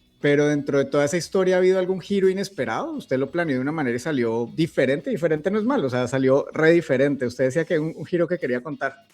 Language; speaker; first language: Spanish; native; Spanish